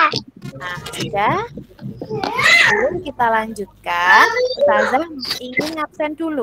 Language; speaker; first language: Indonesian; native; Indonesian